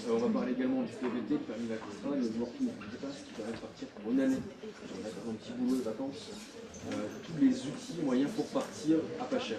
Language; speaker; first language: French; native; French